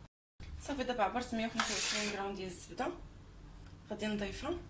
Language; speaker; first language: Arabic; native; Arabic